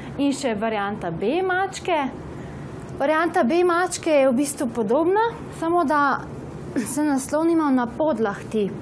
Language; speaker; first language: Slovenian; native; Slovenian